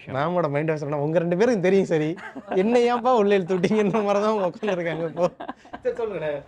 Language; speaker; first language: Tamil; native; Tamil